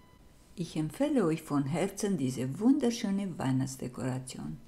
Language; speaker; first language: German; non-native, fluent; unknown